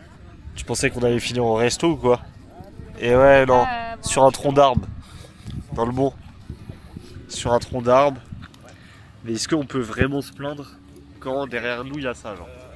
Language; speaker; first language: French; native; French